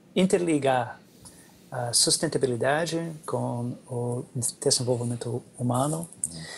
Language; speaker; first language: Portuguese; non-native, learner; English